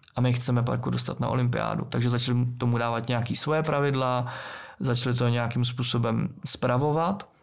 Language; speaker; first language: Czech; native; Czech